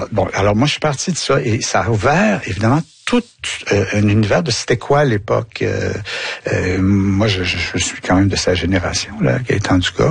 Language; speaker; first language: French; native; French